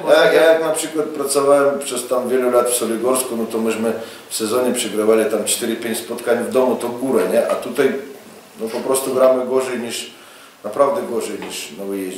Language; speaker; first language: Polish; non-native, fluent; Russian